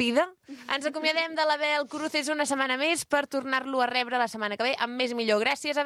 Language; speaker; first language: Catalan; native; Catalan